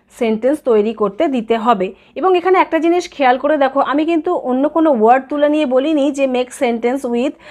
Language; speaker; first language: Bangla; native; Bangla